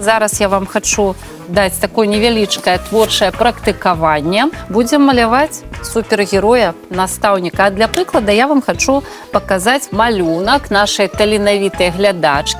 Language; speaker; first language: Belarusian; native; Belarusian